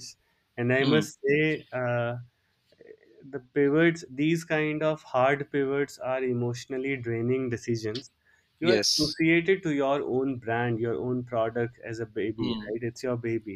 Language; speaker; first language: English; non-native, local second language; Hindi